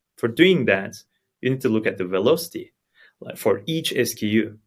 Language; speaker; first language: English; non-native, fluent; Turkish